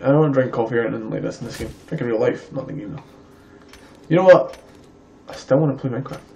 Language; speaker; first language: English; native; English